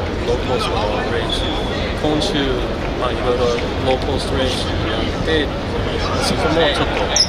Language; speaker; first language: Japanese; non-native, fluent; English